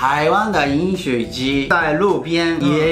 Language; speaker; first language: Chinese; non-native, fluent; Japanese